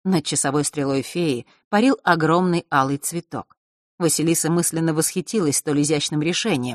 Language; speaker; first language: Russian; native; Russian